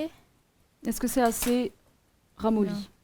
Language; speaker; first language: French; native; French